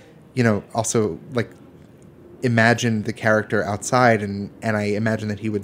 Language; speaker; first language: English; native; English